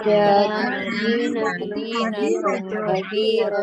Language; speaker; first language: Arabic; non-native, learner; Indonesian